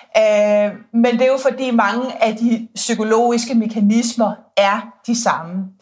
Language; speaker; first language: Danish; native; Danish